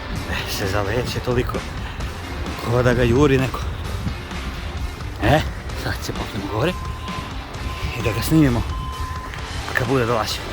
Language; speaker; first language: Serbian; native; Serbian